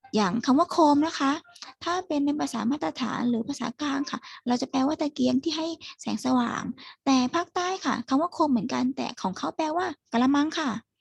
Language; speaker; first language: Thai; native; Thai